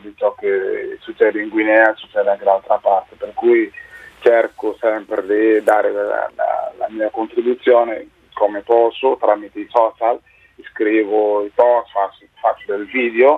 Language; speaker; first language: Italian; non-native, fluent; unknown